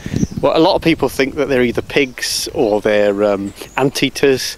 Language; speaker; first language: English; native; English